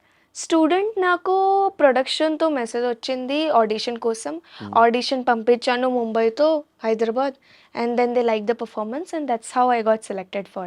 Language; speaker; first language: Telugu; non-native, local second language; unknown